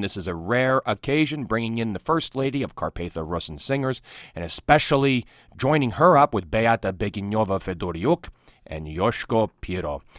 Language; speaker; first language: English; native; English